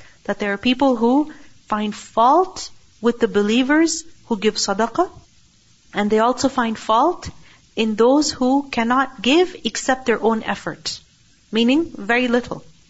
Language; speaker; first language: English; non-native, local second language; Urdu